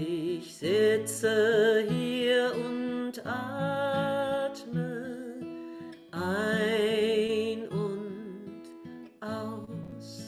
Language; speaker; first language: German; native; German